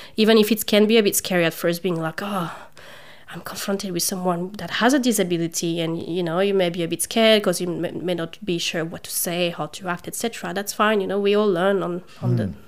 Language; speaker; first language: English; non-native, fluent; French